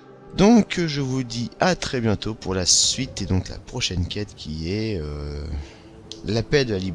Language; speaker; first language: French; native; French